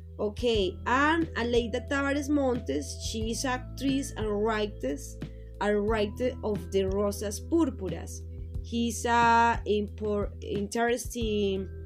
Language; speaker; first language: English; non-native, learner; Spanish